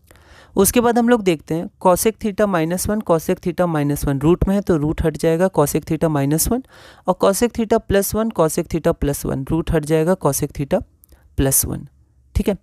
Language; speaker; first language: Hindi; native; Hindi